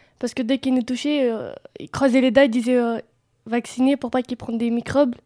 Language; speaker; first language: French; early bilingual, other home language; Romanian